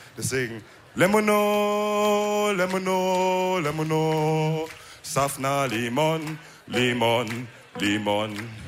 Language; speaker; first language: German; early bilingual, other home language; Wolof